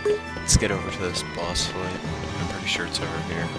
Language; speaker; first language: English; native; English